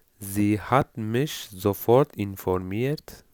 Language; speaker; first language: German; non-native, fluent; Turkish